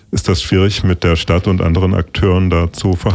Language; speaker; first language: German; native; German